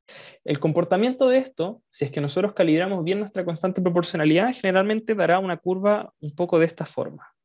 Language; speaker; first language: Spanish; native; Spanish